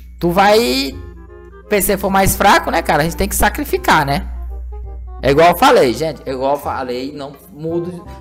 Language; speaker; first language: Portuguese; native; Portuguese